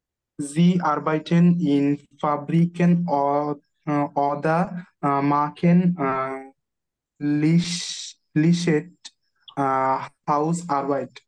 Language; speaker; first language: German; non-native, learner; Bangla